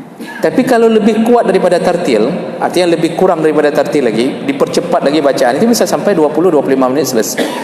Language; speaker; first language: Malay; non-native, local second language; Achinese